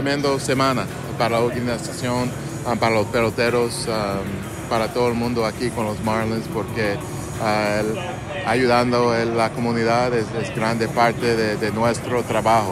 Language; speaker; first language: Spanish; non-native, fluent; English